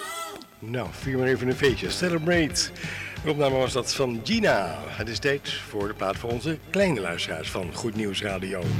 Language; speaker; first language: Dutch; native; Dutch